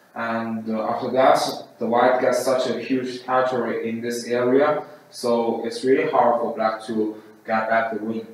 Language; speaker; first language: English; non-native, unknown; Chinese